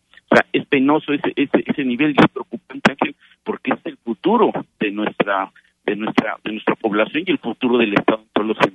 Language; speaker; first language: Spanish; native; Spanish